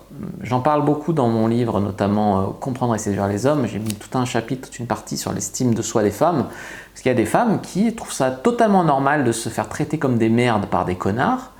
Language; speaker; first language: French; native; French